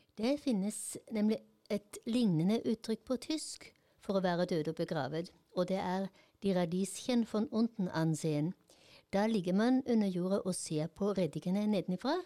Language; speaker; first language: Norwegian; non-native, fluent; German